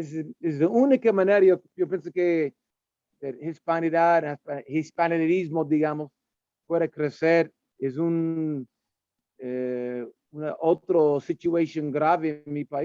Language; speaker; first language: Spanish; non-native, learner; English